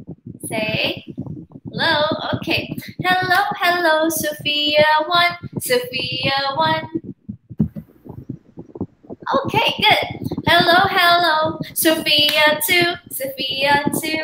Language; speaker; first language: English; non-native, fluent; Chinese